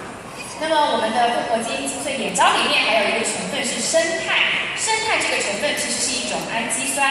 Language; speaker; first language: Chinese; native; Chinese